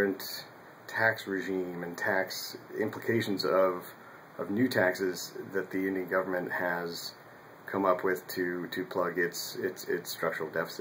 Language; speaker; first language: English; native; English